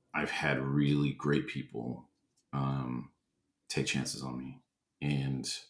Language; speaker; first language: English; native; English